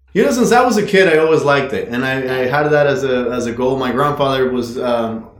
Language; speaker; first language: English; non-native, fluent; Spanish